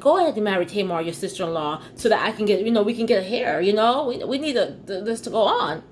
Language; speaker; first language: English; native; English